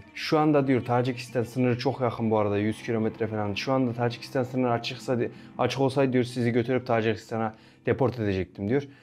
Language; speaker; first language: Turkish; native; Turkish